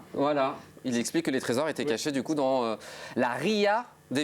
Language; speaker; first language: French; native; French